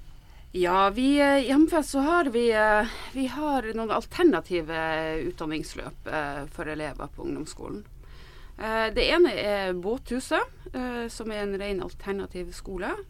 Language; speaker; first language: Norwegian; native; Norwegian